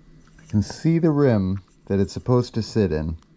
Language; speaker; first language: English; native; English